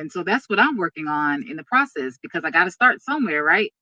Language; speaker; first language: English; native; English